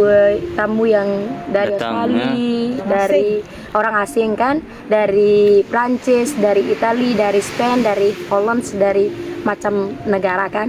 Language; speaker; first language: Indonesian; non-native, local second language; Sasak